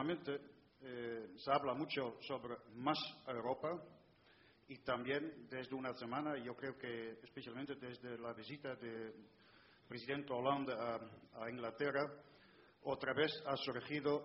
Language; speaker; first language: Spanish; non-native, fluent; Dutch